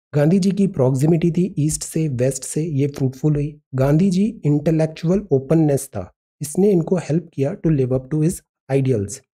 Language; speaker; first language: Hindi; native; Hindi